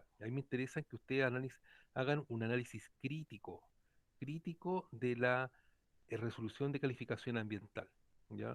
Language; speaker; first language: Spanish; native; Spanish